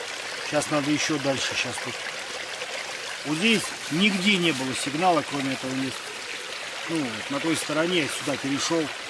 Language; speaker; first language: Russian; native; Russian